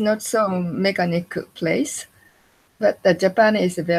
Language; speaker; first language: English; non-native, learner; Japanese